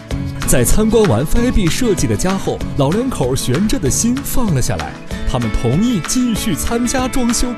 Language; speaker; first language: Chinese; native; Chinese